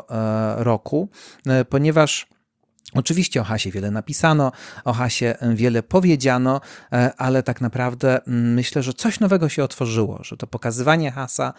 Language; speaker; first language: Polish; native; Polish